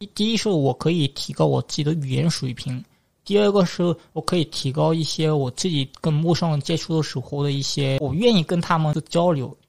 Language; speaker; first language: Chinese; non-native, fluent; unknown